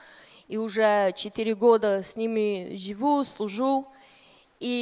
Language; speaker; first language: Russian; non-native, fluent; English